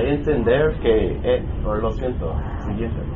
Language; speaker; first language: Spanish; non-native, learner; English